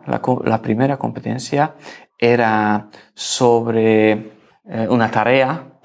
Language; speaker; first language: Spanish; non-native, learner; Hungarian